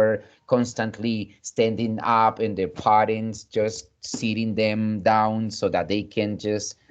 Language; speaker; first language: English; non-native, fluent; Spanish